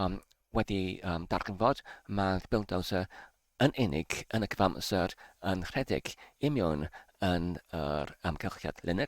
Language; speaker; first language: Welsh; non-native, learner; Polish